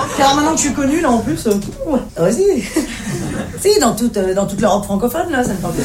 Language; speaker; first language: French; native; French